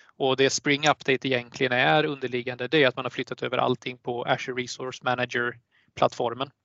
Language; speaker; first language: Swedish; native; Swedish